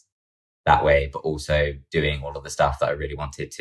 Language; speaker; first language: English; native; English